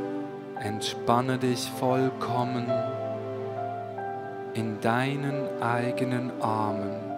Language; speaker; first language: German; native; German